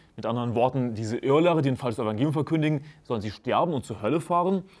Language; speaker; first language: German; native; German